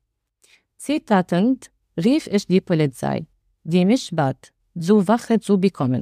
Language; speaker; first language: German; non-native, learner; Arabic